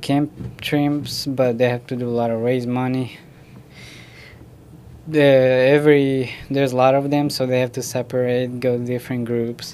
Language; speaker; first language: English; non-native, learner; Ukrainian